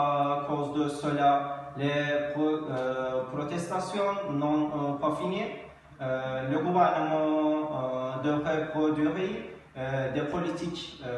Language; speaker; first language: French; non-native, learner; Turkish